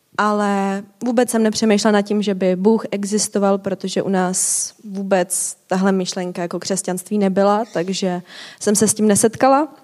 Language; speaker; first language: Czech; native; Czech